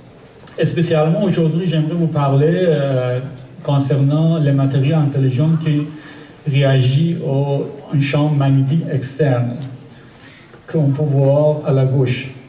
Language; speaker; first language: French; non-native, learner; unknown